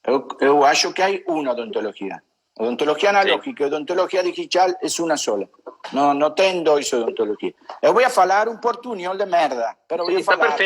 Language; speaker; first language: Portuguese; non-native, learner; Spanish